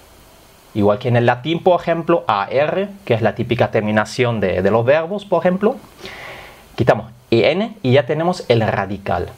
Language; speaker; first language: Spanish; non-native, fluent; German